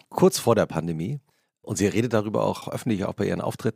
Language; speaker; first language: German; native; German